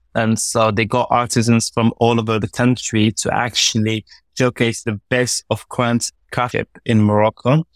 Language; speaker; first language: English; non-native, fluent; Arabic